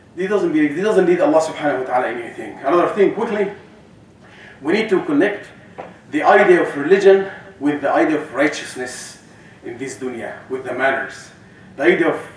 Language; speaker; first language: English; non-native, fluent; Arabic